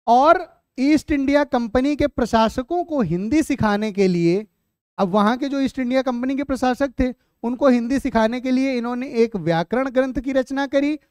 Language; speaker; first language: Hindi; native; Hindi